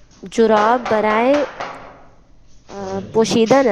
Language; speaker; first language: Persian; non-native, learner; Urdu